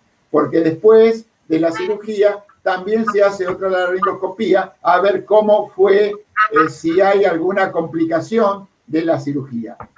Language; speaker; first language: Spanish; native; Spanish